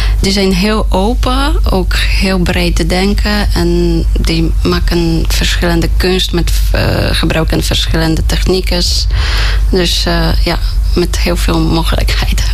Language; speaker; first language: Dutch; non-native, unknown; Polish